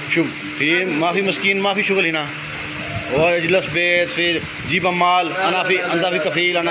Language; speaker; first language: Arabic; non-native, learner; Urdu